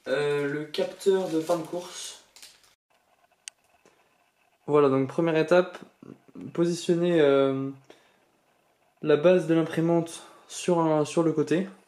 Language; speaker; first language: French; native; French